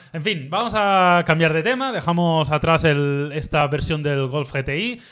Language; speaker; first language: Spanish; native; Spanish